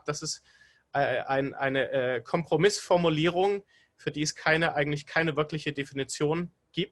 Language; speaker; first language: German; native; German